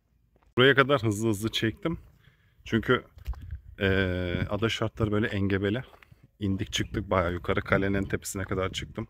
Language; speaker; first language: Turkish; native; Turkish